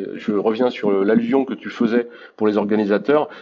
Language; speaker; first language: French; native; French